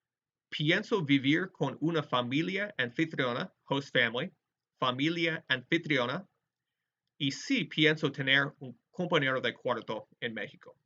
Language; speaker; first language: Spanish; non-native, fluent; English